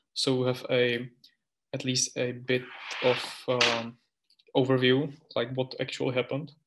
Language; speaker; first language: English; non-native, fluent; Czech